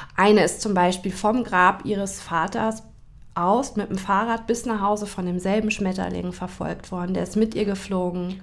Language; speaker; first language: German; native; German